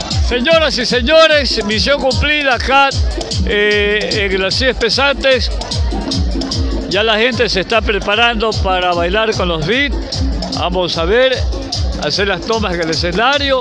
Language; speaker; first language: Spanish; native; Spanish